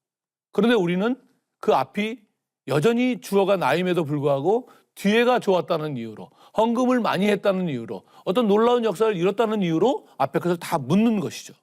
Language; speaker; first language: Korean; native; Korean